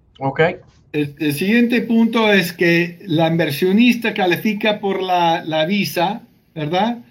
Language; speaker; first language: Spanish; non-native, learner; English